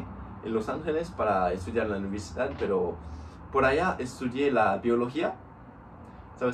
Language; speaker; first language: Spanish; non-native, fluent; English